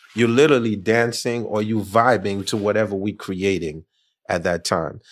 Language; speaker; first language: English; early bilingual, other home language; Haitian Creole